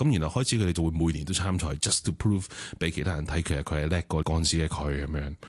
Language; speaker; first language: Cantonese; native; Cantonese